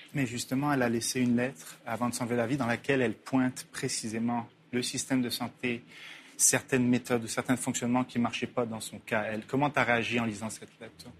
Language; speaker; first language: French; native; French